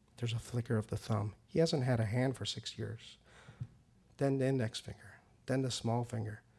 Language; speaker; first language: English; early bilingual, other home language; Persian